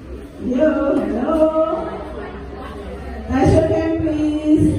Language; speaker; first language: English; non-native, learner; Indonesian